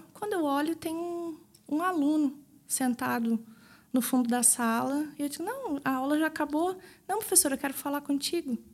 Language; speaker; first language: Portuguese; native; Portuguese